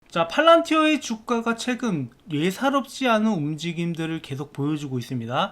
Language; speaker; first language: Korean; native; Korean